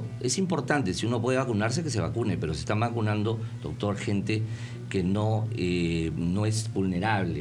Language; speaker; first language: Spanish; native; Spanish